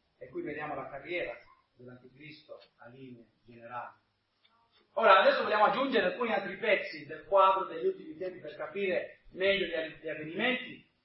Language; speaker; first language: Italian; non-native, fluent; English